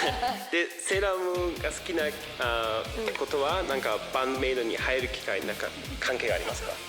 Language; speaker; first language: Japanese; non-native, fluent; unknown